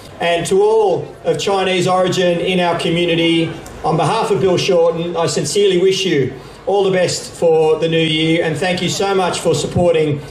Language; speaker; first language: English; native; English